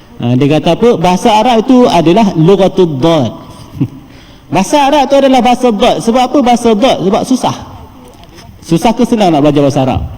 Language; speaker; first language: Malay; native; Malay